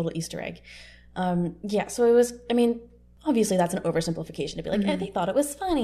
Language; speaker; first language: English; native; English